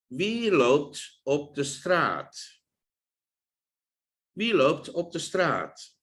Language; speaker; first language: Dutch; non-native, fluent; Thai